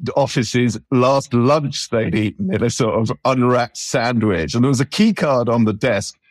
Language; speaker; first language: English; native; English